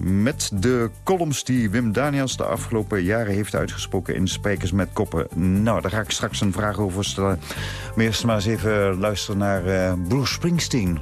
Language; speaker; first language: Dutch; native; Dutch